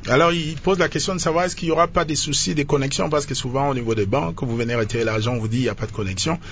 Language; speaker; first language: French; non-native, local second language; Lingala